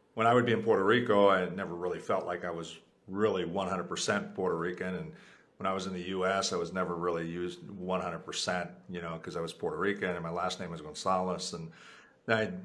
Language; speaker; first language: English; early bilingual, other home language; Spanish